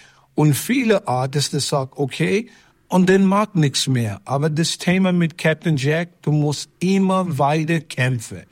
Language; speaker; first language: German; non-native, learner; English